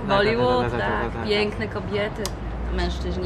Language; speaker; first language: Polish; native; Polish